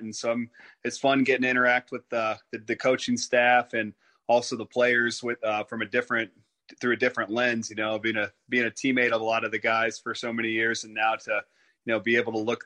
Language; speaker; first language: English; native; English